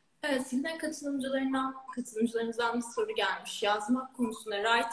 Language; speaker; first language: Turkish; native; Turkish